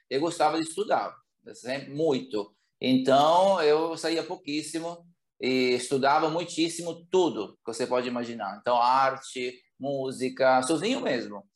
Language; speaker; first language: Portuguese; non-native, fluent; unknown